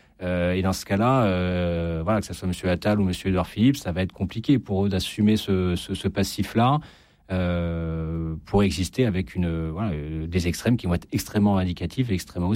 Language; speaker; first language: French; native; French